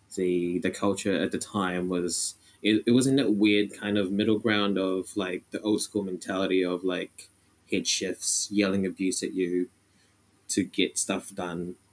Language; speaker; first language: English; non-native, local second language; Filipino